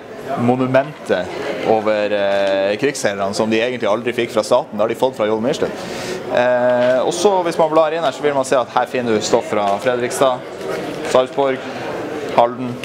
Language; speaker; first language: Norwegian; native; Norwegian